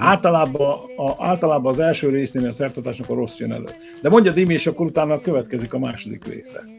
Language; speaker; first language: Hungarian; early bilingual, heritage; Hungarian